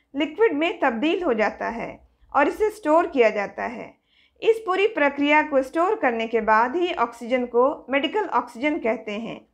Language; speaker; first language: Hindi; native; Hindi